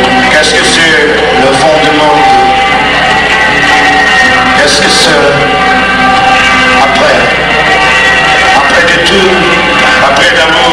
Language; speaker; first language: French; non-native, learner; Portuguese